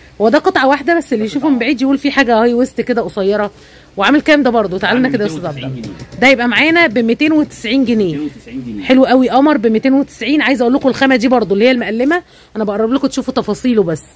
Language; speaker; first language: Arabic; native; Arabic